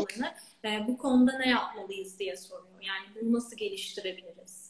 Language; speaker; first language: Turkish; native; Turkish